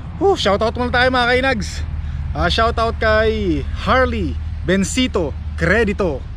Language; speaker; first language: Filipino; native; Filipino